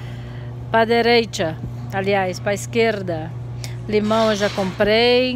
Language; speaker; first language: Portuguese; native; Portuguese